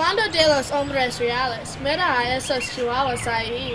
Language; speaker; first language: Spanish; non-native, learner; English